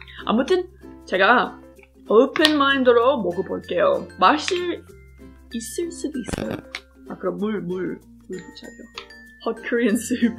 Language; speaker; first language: Korean; non-native, fluent; English